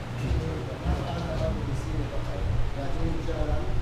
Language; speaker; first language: Indonesian; non-native, fluent; Hebrew